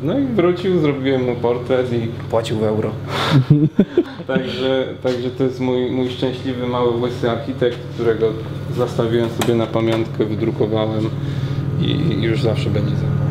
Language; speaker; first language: Polish; native; Polish